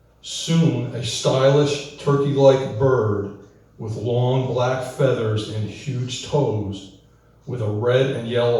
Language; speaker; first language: English; native; English